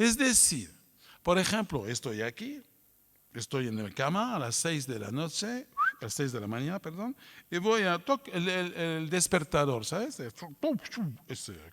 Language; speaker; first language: Spanish; non-native, fluent; French